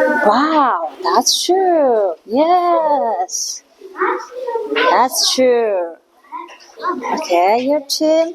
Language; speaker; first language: English; non-native, learner; Mongolian